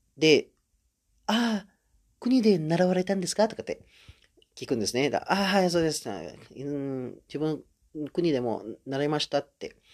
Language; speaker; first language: Japanese; non-native, fluent; Indonesian